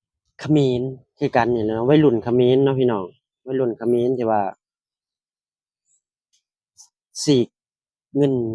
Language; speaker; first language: Thai; non-native, local second language; Northeastern Thai